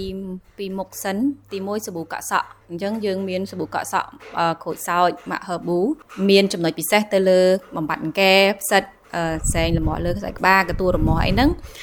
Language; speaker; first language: Khmer; native; Khmer